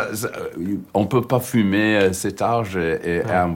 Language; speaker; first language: French; non-native, learner; English